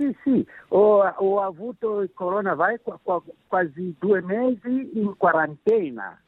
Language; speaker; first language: Italian; non-native, fluent; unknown